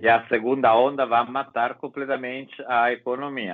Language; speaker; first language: Portuguese; non-native, learner; Italian